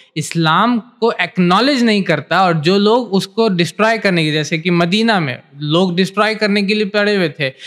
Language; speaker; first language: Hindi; native; Hindi